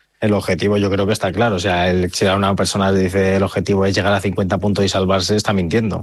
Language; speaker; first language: Spanish; native; Spanish